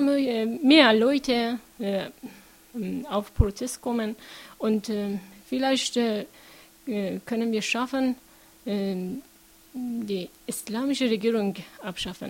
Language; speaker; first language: German; non-native, learner; Persian